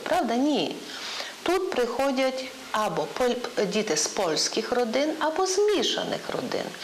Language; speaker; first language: Ukrainian; non-native, local second language; Polish